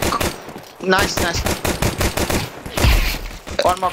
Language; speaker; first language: English; non-native, learner; Indonesian